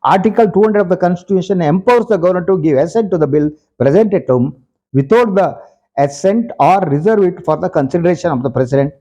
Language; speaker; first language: English; non-native, local second language; Kannada